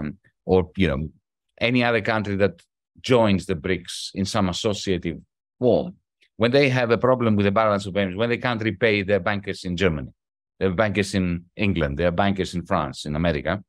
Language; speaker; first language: English; non-native, fluent; Greek